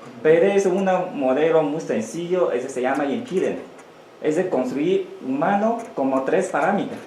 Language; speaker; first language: Spanish; non-native, learner; Chinese